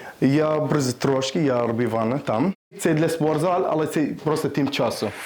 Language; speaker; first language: Ukrainian; non-native, learner; Arabic